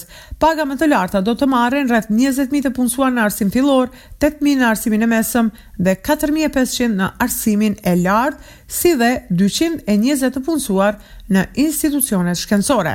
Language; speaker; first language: Albanian; native; Albanian